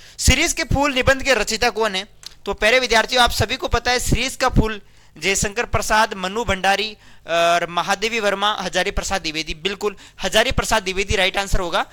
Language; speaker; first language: Hindi; native; Hindi